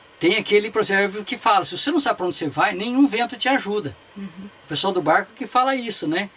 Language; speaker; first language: Portuguese; native; Portuguese